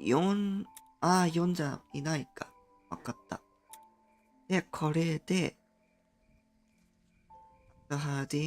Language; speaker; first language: Japanese; non-native, learner; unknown